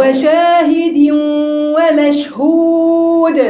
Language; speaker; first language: Arabic; native; Arabic